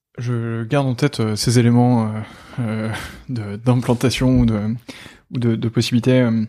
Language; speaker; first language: French; native; French